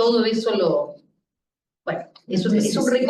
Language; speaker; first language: Spanish; native; Spanish